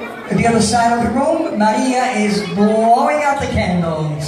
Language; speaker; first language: English; early bilingual, other home language; Italian